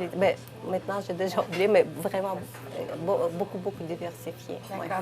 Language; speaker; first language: French; non-native, fluent; Russian